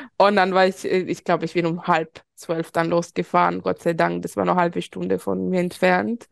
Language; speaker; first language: German; early bilingual, other home language; Spanish